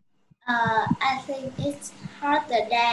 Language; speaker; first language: English; non-native, learner; Vietnamese